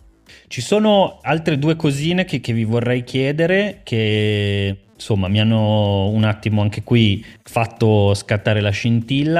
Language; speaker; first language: Italian; native; Italian